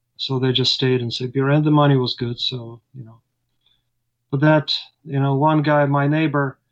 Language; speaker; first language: English; non-native, fluent; Ukrainian